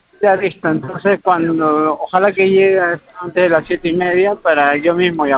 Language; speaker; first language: Spanish; native; Spanish